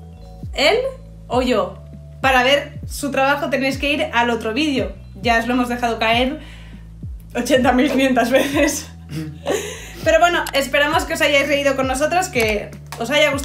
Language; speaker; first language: Spanish; native; Spanish